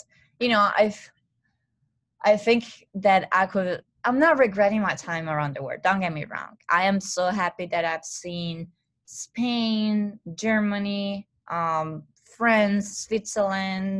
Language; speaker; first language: English; non-native, fluent; Italian